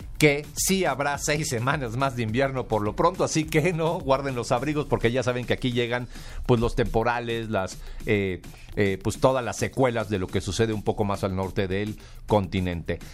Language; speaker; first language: Spanish; native; Spanish